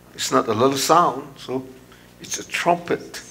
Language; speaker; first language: English; non-native, local second language; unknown